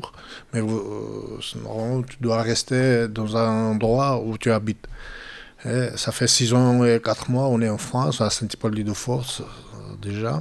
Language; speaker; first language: French; non-native, fluent; Georgian